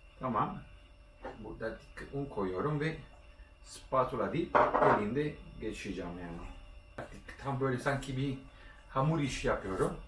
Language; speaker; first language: Turkish; non-native, learner; Italian